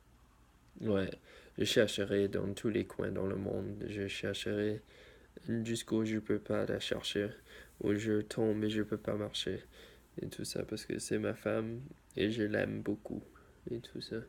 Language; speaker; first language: French; non-native, learner; English